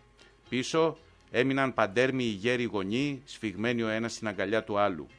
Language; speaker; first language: Greek; native; Greek